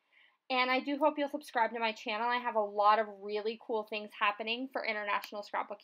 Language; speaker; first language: English; native; English